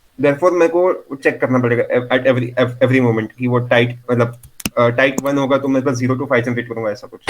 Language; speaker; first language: Hindi; non-native, local second language; Marathi